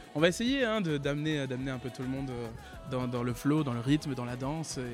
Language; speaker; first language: French; native; French